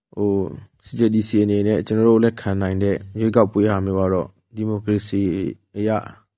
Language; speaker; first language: Burmese; non-native, local second language; Hakha Chin